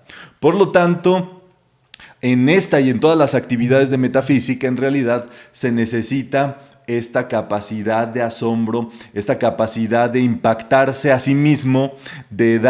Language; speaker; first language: Spanish; native; Spanish